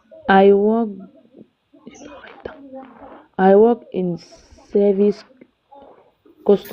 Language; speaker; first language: English; non-native, learner; French